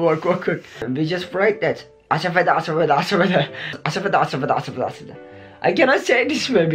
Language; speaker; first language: English; non-native, learner; Turkish